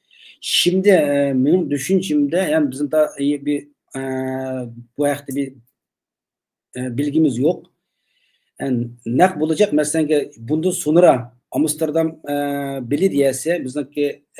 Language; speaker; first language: Turkish; non-native, learner; Uyghur